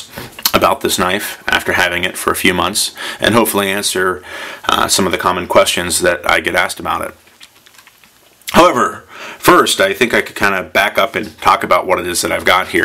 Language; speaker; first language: English; native; English